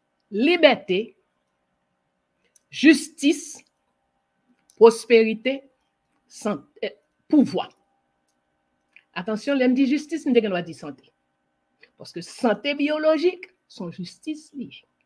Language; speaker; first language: French; native; French